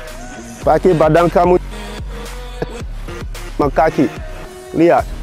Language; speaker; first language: Indonesian; non-native, fluent; English